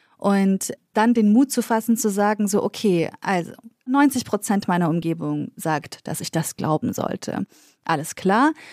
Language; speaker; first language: German; early bilingual, other home language; Kurdish